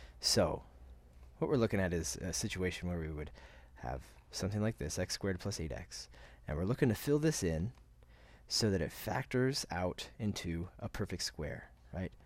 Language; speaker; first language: English; native; English